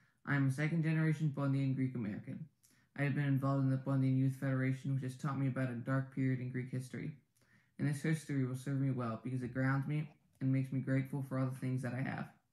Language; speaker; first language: English; early bilingual, other home language; Greek